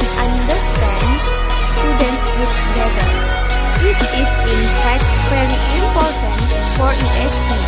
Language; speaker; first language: English; non-native, learner; Indonesian